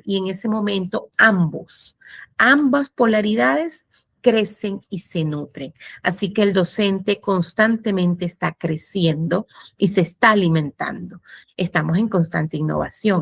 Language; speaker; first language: Spanish; native; Spanish